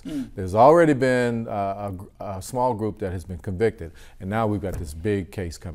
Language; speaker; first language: English; native; English